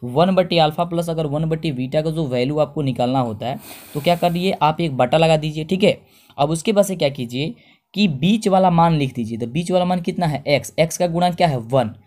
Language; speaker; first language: Hindi; native; Hindi